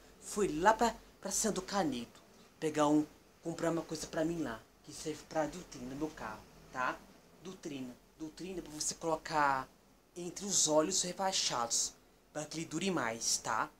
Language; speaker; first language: Portuguese; native; Portuguese